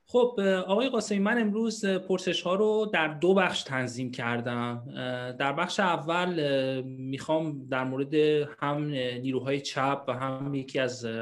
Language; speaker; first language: Persian; native; Persian